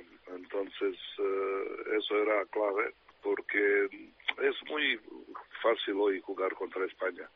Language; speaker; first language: Spanish; non-native, fluent; Serbian